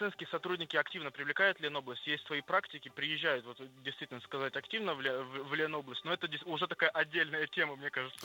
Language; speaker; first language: Russian; native; Russian